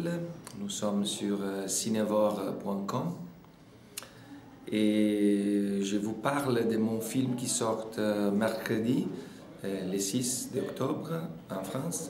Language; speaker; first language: French; non-native, fluent; Italian